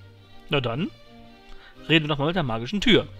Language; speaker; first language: German; native; German